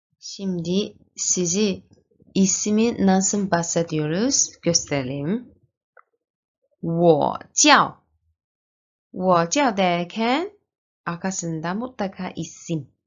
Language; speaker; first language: Turkish; non-native, learner; Chinese